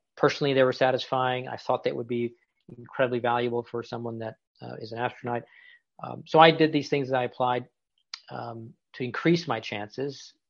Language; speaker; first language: English; native; English